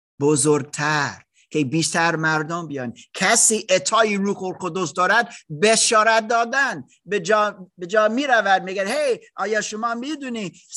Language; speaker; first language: Persian; non-native, learner; English